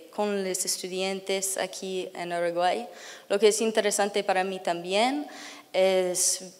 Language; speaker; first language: Spanish; non-native, learner; English